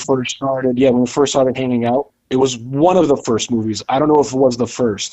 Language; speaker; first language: English; native; English